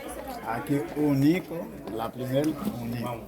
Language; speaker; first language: Spanish; non-native, learner; Haitian Creole